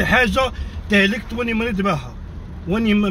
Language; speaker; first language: Arabic; native; Arabic